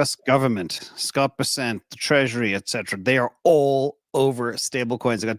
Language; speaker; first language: English; native; English